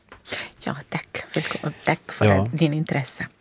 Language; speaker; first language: Swedish; non-native, learner; Arabic